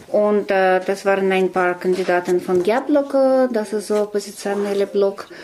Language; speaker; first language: German; non-native, fluent; Russian